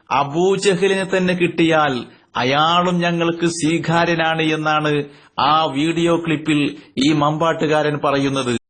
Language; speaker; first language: Malayalam; native; Malayalam